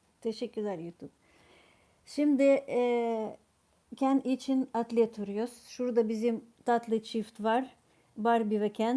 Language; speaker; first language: Turkish; non-native, fluent; Ukrainian